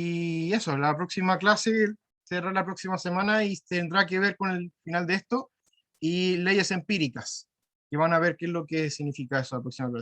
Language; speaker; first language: Spanish; native; Spanish